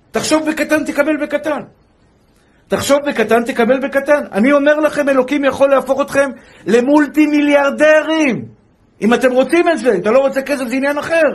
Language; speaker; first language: Hebrew; native; Hebrew